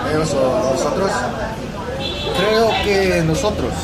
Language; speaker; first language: Spanish; non-native, fluent; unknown